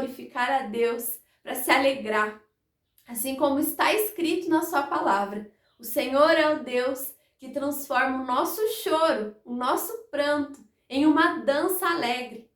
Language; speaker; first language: Portuguese; native; Portuguese